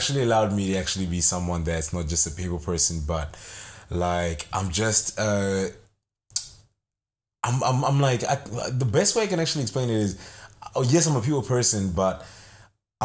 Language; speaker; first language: English; non-native, local second language; Shona